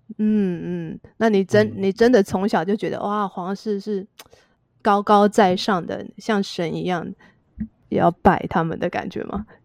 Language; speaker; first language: Chinese; native; Chinese